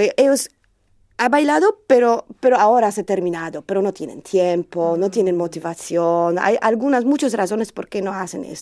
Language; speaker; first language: Spanish; non-native, learner; Polish